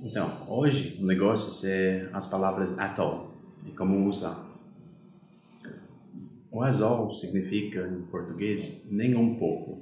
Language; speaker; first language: Portuguese; non-native, fluent; English